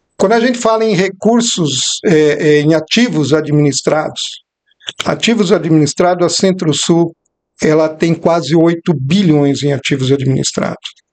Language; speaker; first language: Portuguese; native; Portuguese